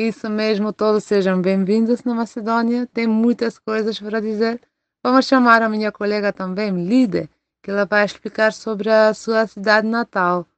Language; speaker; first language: Portuguese; non-native, fluent; Macedonian